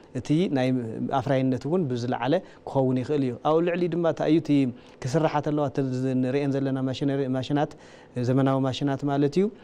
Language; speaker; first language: Tigrinya; native; Tigrinya